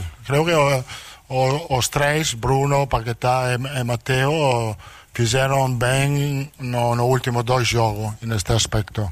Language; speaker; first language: Portuguese; non-native, learner; Italian